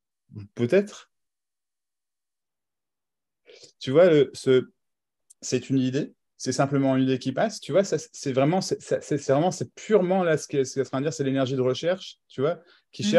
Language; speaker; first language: French; native; French